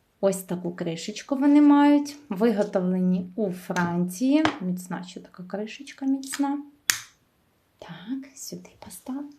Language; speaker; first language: Ukrainian; native; Ukrainian